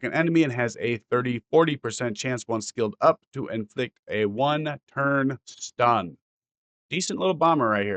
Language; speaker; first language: English; native; English